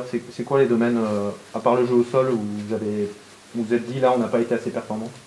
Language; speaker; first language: French; native; French